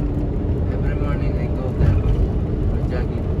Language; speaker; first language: English; non-native, learner; Filipino